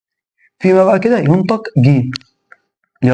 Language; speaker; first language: Arabic; native; Arabic